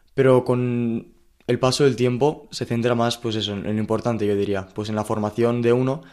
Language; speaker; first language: Spanish; native; Spanish